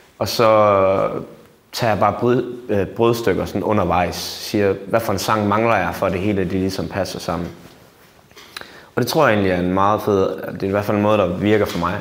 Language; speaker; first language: Danish; native; Danish